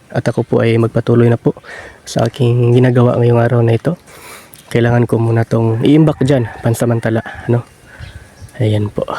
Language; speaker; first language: Filipino; non-native, local second language; Cebuano